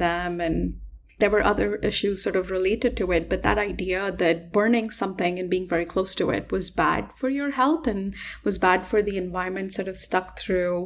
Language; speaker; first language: English; non-native, local second language; Hindi